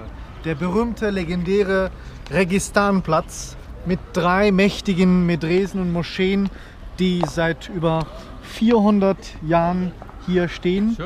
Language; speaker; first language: German; non-native, fluent; Uzbek